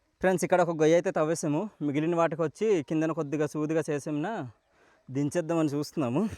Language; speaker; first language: Telugu; non-native, local second language; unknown